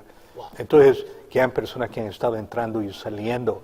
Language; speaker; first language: Spanish; native; Spanish